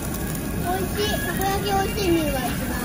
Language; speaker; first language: Japanese; early bilingual, heritage; Japanese